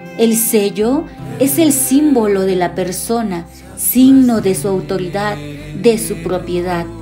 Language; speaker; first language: Spanish; native; Spanish